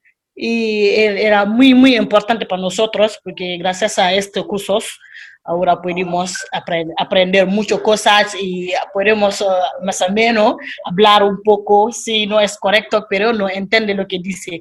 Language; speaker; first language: Spanish; non-native, learner; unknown